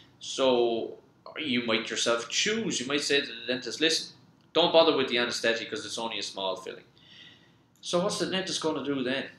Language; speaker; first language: English; native; English